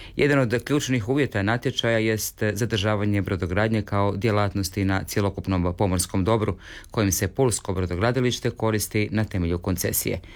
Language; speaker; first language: Croatian; native; Croatian